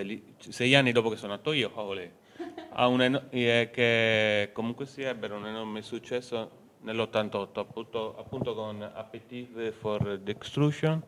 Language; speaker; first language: Italian; native; Italian